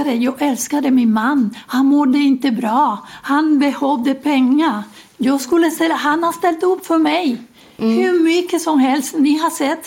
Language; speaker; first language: Swedish; non-native, fluent; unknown